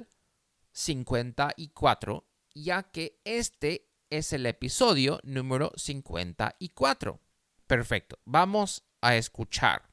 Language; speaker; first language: Spanish; non-native, fluent; English